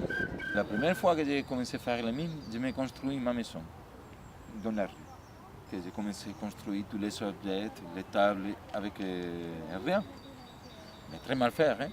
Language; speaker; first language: French; non-native, learner; Spanish